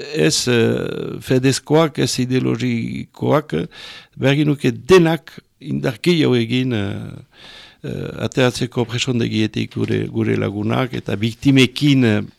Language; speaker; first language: Basque; native; Basque